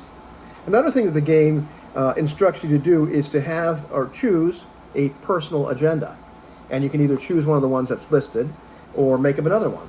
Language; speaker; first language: English; native; English